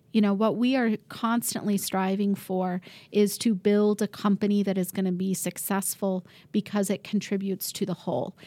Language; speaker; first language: English; native; English